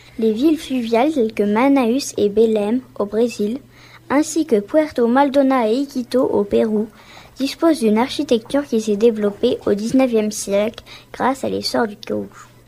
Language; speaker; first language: French; native; French